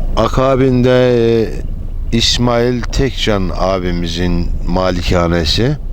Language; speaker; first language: Turkish; native; Turkish